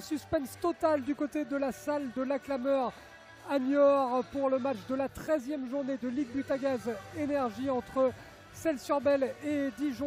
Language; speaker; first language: French; native; French